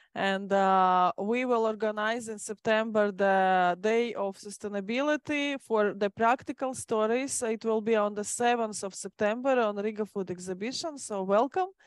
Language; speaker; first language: English; non-native, fluent; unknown